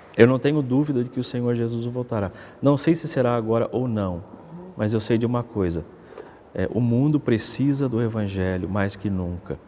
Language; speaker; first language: Portuguese; native; Portuguese